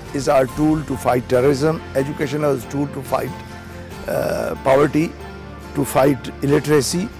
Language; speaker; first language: Urdu; native; Urdu